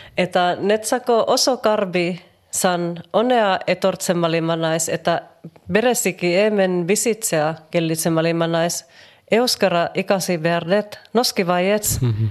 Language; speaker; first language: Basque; non-native, learner; Finnish